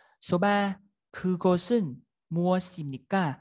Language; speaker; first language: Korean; non-native, fluent; Vietnamese